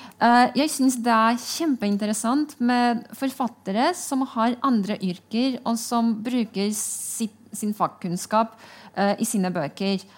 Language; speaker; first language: Norwegian; non-native, fluent; Polish